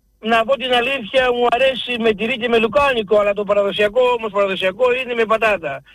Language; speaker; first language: Greek; native; Greek